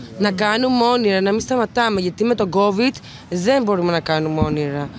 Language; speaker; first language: Greek; native; Greek